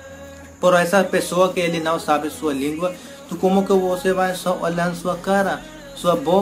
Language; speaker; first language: Portuguese; non-native, learner; Hindi